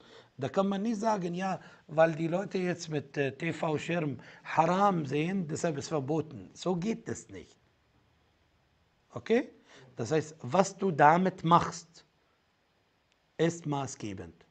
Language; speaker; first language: German; non-native, fluent; Arabic